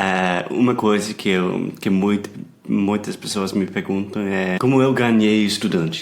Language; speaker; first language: Portuguese; non-native, fluent; English